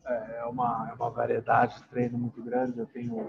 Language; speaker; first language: Spanish; non-native, learner; Portuguese